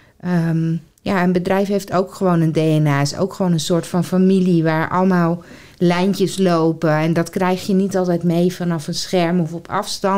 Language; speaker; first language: Dutch; native; Dutch